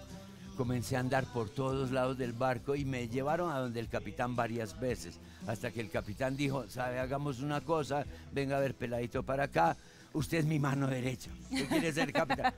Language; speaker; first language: Spanish; early bilingual, other home language; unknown